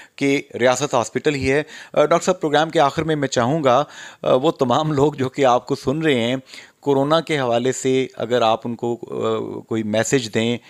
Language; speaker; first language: Urdu; non-native, local second language; Pahari-Potwari